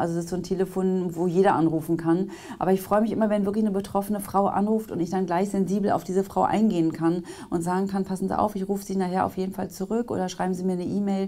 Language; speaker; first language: German; native; German